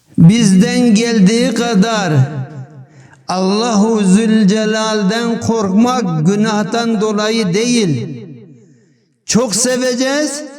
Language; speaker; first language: Turkish; non-native, local second language; Kurdish